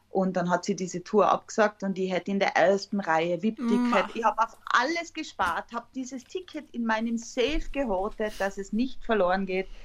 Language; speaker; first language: German; native; German